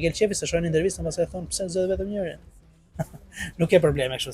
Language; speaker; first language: Albanian; native; Albanian